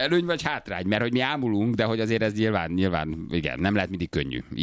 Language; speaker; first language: Hungarian; native; Hungarian